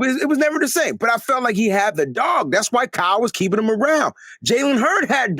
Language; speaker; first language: English; native; English